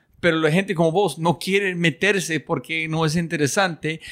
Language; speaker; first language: Spanish; non-native, learner; English